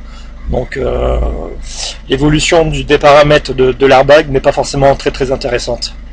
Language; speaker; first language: French; native; French